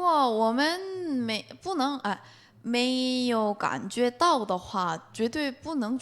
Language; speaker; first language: Chinese; non-native, fluent; Korean